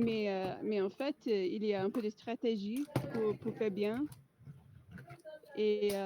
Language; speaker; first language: French; non-native, fluent; English